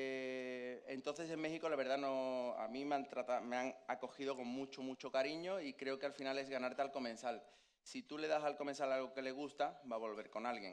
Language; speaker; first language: Spanish; native; Spanish